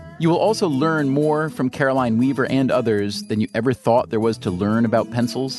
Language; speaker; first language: English; native; English